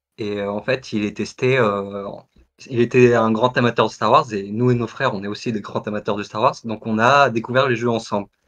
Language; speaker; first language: French; native; French